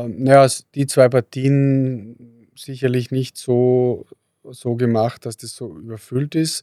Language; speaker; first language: German; native; German